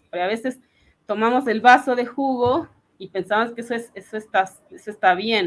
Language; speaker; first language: Spanish; native; Spanish